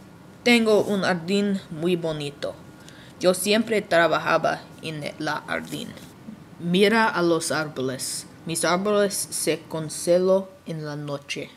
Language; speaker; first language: Spanish; non-native, learner; English